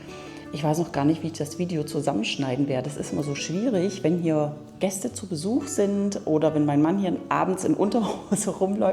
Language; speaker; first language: German; native; German